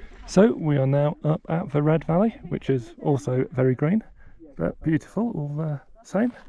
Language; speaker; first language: English; native; English